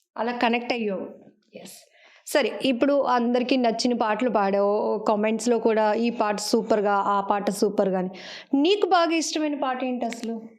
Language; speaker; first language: Telugu; native; Telugu